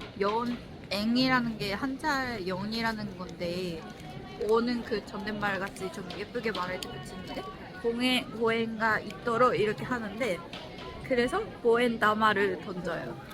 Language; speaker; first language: Korean; non-native, fluent; Japanese